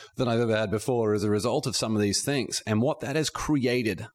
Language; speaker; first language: English; native; English